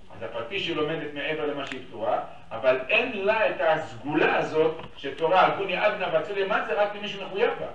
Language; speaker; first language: Hebrew; native; Hebrew